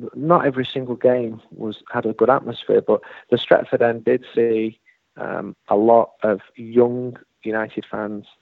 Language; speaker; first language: English; native; English